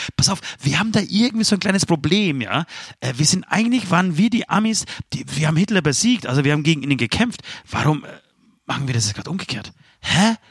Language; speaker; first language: German; early bilingual, other home language; Polish